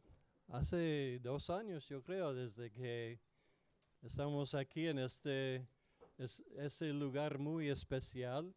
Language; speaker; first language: Spanish; non-native, fluent; English